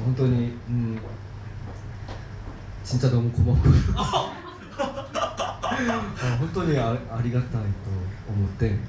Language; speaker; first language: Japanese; non-native, learner; Korean